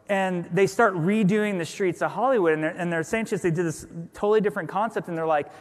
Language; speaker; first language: English; native; English